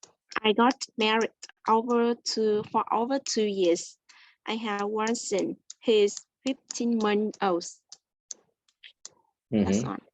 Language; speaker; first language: English; non-native, learner; Vietnamese